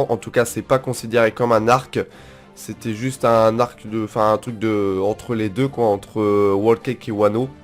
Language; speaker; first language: French; native; French